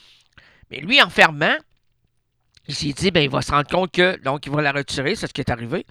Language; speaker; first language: French; native; French